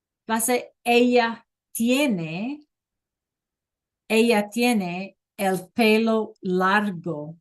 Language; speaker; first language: Spanish; non-native, learner; English